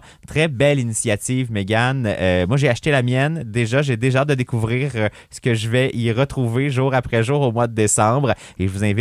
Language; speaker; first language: French; native; French